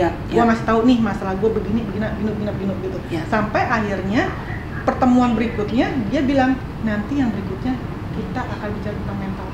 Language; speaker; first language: Indonesian; native; Indonesian